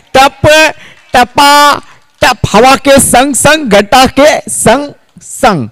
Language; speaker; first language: Hindi; non-native, local second language; Marathi